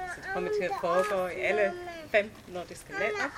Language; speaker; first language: Danish; non-native, fluent; English